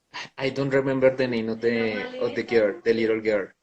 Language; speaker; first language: English; non-native, learner; Spanish